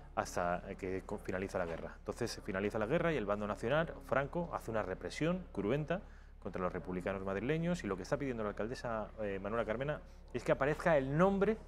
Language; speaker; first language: Spanish; native; Spanish